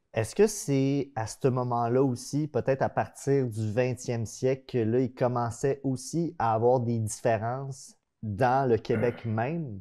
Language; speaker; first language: French; native; French